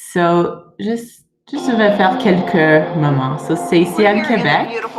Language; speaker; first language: French; non-native, learner; English